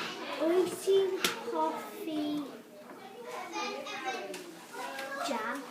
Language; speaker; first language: Welsh; non-native, learner; English